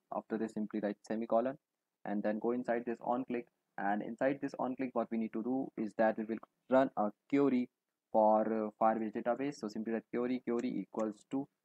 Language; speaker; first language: English; non-native, local second language; Hindi